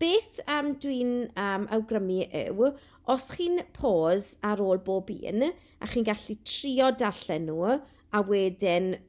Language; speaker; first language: Welsh; non-native, local second language; English